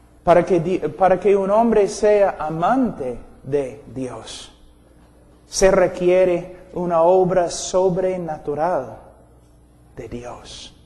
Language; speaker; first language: Spanish; non-native, fluent; English